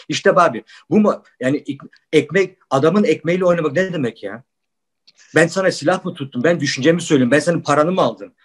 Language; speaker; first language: Turkish; early bilingual, heritage; Turkish